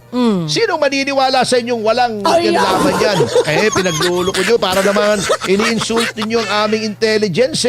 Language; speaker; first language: Filipino; native; Filipino